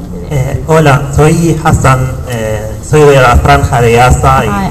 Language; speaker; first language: Spanish; non-native, fluent; Arabic